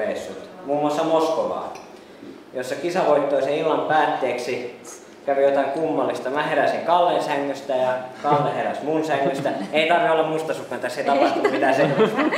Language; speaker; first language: Finnish; native; Finnish